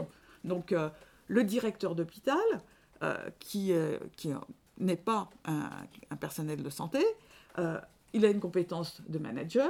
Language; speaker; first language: French; native; French